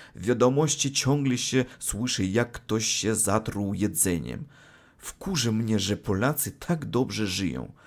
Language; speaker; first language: Polish; non-native, learner; Russian